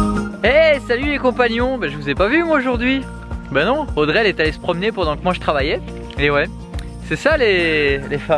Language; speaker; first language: French; native; French